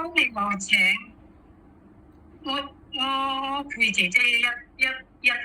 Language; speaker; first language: Cantonese; non-native, learner; Indonesian